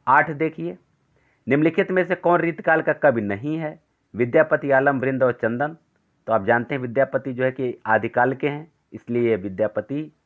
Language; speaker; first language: Hindi; native; Hindi